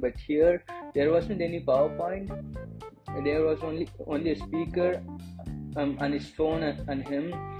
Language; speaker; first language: English; non-native, local second language; Tamil